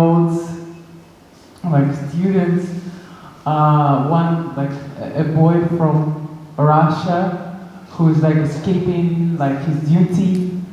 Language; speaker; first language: English; non-native, fluent; Russian